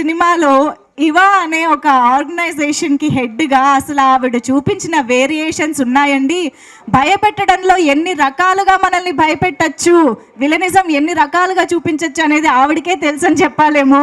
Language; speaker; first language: Telugu; native; Telugu